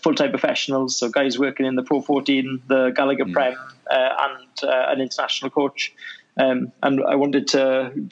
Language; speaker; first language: English; native; English